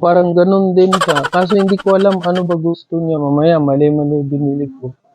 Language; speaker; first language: Filipino; non-native, learner; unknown